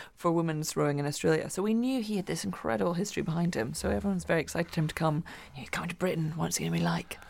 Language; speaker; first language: English; native; English